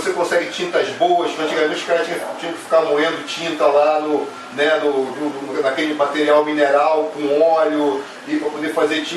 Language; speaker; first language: Portuguese; native; Portuguese